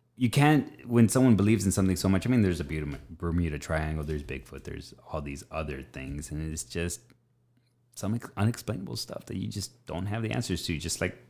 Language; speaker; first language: English; native; English